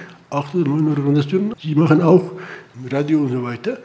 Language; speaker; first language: German; non-native, learner; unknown